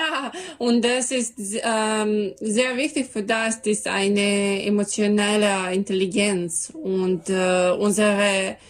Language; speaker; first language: German; non-native, learner; Serbian